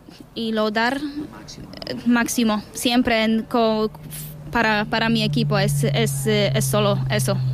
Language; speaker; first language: Spanish; non-native, learner; Polish